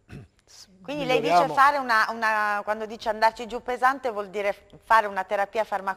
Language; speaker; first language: Italian; native; Italian